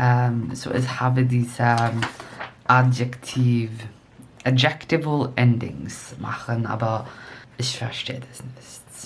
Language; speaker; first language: German; non-native, learner; English